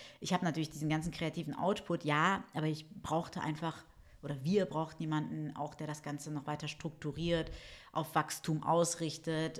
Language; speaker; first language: German; early bilingual, other home language; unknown